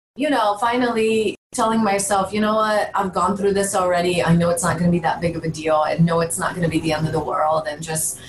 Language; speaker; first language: English; early bilingual, other home language; Bulgarian